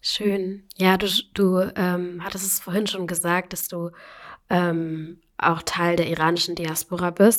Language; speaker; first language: German; native; German